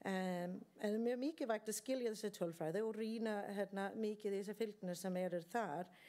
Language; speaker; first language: Icelandic; non-native, learner; English